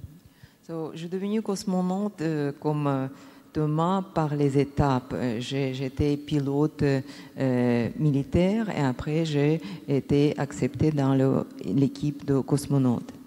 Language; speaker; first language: French; non-native, learner; Russian